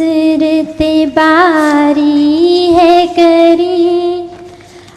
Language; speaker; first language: Hindi; early bilingual, heritage; Urdu